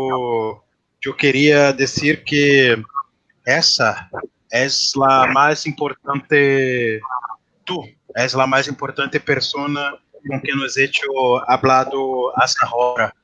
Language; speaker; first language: Spanish; non-native, learner; Portuguese